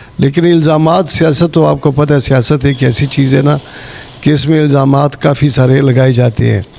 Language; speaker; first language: Urdu; non-native, local second language; Pashto